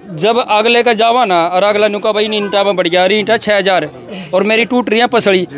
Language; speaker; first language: Hindi; native; Hindi